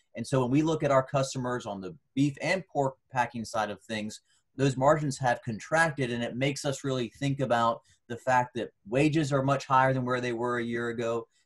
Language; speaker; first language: English; native; English